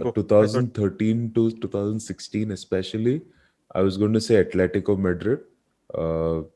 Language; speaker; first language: English; non-native, local second language; Hindi